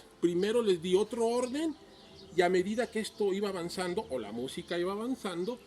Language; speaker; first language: Spanish; native; Spanish